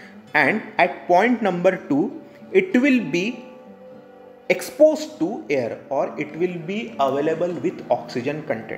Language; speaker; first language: English; non-native, local second language; Hindi